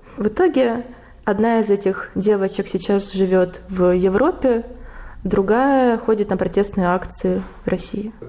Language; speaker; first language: Russian; native; Russian